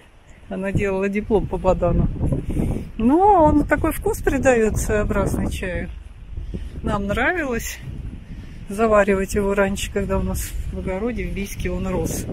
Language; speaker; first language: Russian; native; Russian